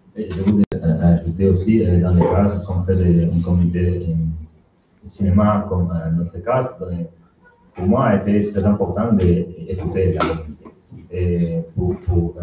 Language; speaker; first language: French; non-native, learner; Spanish